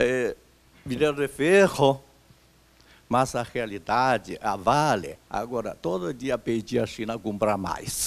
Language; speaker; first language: Portuguese; non-native, fluent; Chinese